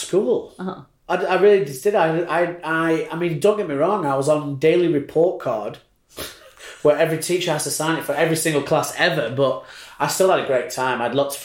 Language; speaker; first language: English; native; English